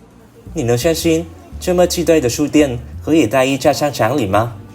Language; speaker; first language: Chinese; non-native, learner; Vietnamese